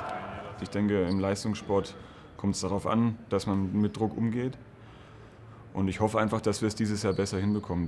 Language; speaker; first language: German; native; German